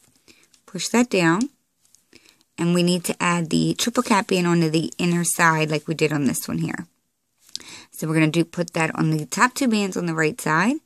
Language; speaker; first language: English; native; English